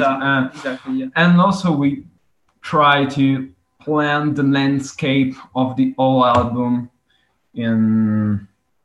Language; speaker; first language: English; non-native, fluent; Italian